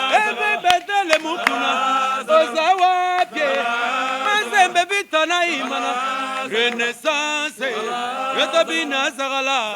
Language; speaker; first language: Lingala; native; Lingala